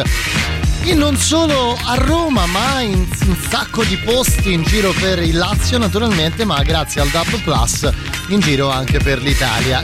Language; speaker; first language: Italian; native; Italian